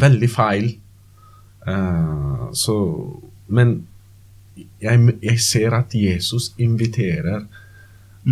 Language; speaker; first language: Norwegian; non-native, learner; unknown